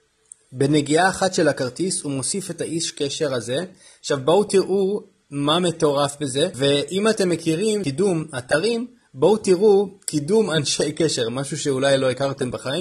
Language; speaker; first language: Hebrew; native; Hebrew